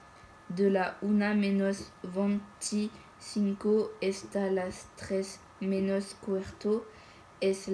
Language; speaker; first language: Spanish; non-native, learner; French